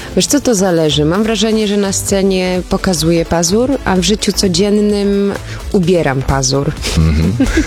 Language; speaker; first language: Polish; early bilingual, heritage; Polish